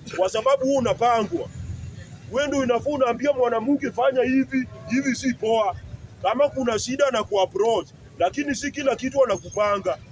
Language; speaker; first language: Swahili; native; Swahili